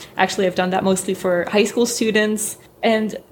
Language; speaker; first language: English; early bilingual, other home language; French